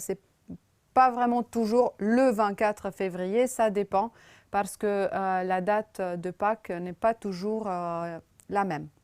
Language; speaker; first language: French; non-native, fluent; Romanian